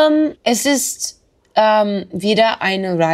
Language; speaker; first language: German; non-native, learner; English